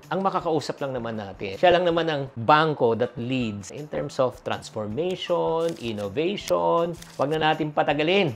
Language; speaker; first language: Filipino; native; Filipino